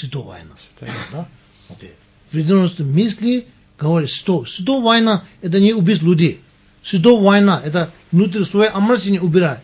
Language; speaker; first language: Russian; non-native, learner; Tibetan